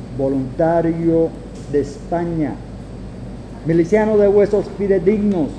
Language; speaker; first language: Spanish; native; Spanish